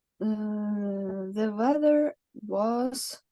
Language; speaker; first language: English; non-native, learner; Ukrainian